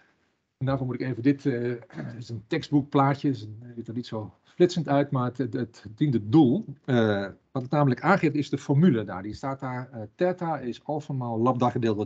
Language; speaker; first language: Dutch; native; Dutch